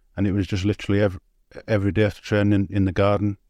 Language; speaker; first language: English; native; English